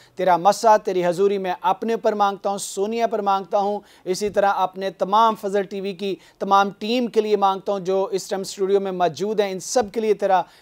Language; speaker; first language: Urdu; non-native, local second language; Punjabi